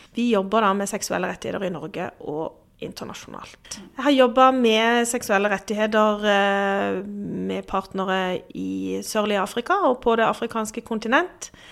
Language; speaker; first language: Norwegian; native; Norwegian